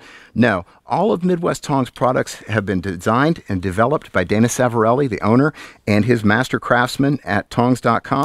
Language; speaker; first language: English; native; English